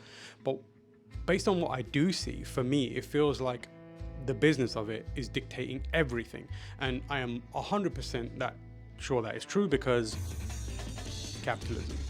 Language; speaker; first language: English; native; English